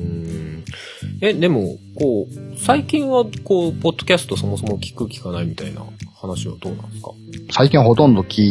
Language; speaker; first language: Japanese; native; Japanese